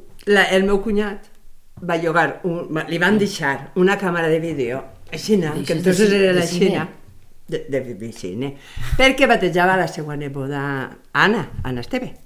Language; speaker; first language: Catalan; native; Catalan